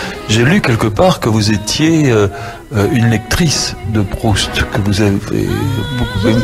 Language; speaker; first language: French; native; French